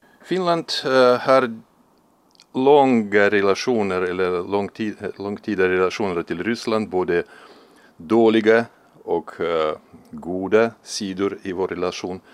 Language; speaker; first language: Swedish; non-native, fluent; Russian